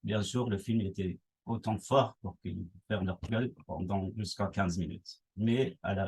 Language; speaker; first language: French; non-native, fluent; Persian